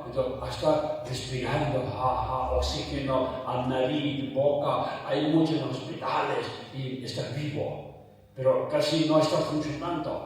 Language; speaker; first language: Spanish; non-native, fluent; Tibetan